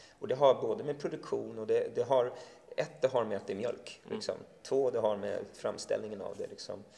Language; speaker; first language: Swedish; early bilingual, other home language; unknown